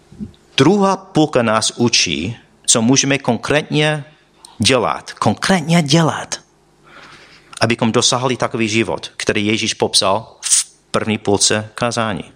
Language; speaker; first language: Czech; non-native, fluent; English